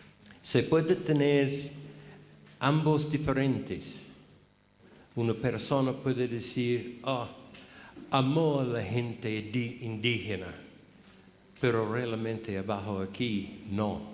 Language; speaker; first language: Spanish; non-native, fluent; English